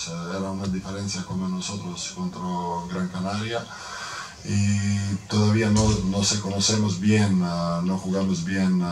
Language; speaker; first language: Spanish; non-native, fluent; Croatian